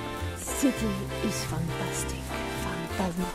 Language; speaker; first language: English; non-native, learner; Russian